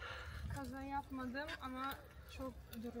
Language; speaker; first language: Turkish; non-native, learner; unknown